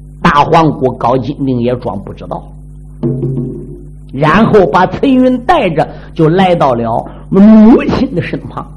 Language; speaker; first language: Chinese; native; Chinese